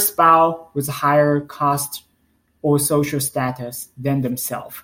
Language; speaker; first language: English; non-native, fluent; Chinese